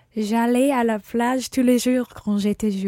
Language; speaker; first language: French; non-native, learner; English